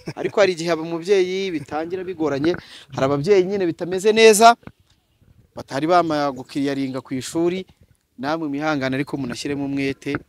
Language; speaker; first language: Kinyarwanda; native; Kinyarwanda